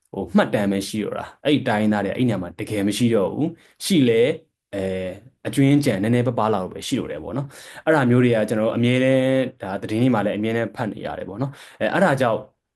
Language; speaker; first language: Burmese; native; Burmese